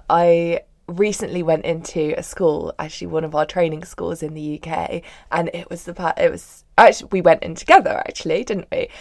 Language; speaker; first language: English; native; English